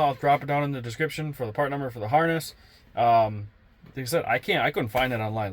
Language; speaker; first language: English; native; English